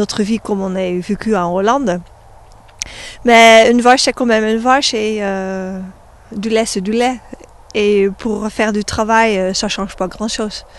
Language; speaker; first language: French; non-native, learner; Dutch